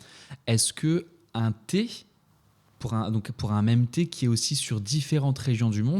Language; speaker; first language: French; native; French